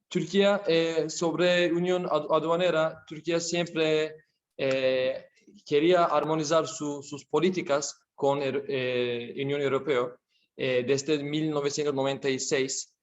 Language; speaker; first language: Spanish; non-native, learner; Turkish